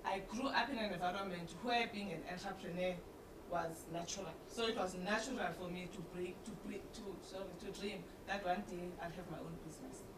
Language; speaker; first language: English; non-native, local second language; Xhosa